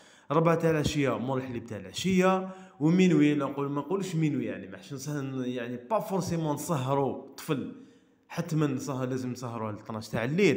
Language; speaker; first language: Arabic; native; Arabic